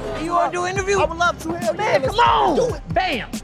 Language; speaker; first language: English; native; English